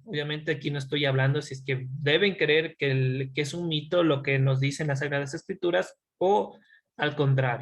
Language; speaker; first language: Spanish; native; Spanish